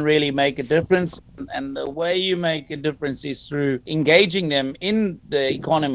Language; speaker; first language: English; native; English